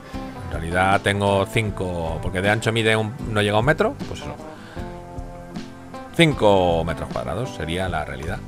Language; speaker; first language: Spanish; native; Spanish